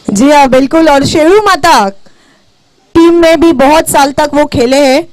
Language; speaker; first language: Hindi; non-native, local second language; Marathi